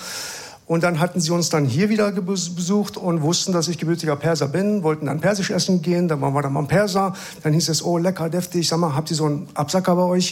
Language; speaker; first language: German; early bilingual, other home language; Persian